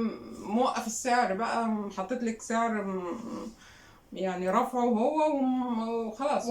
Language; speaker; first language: Arabic; native; Arabic